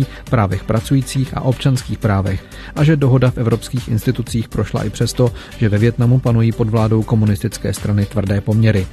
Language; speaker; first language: Czech; native; Czech